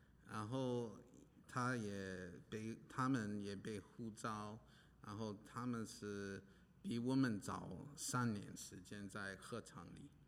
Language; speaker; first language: Chinese; non-native, fluent; English